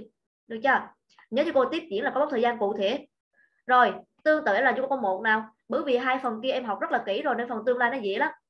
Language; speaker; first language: Vietnamese; native; Vietnamese